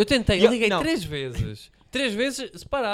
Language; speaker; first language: Portuguese; native; Portuguese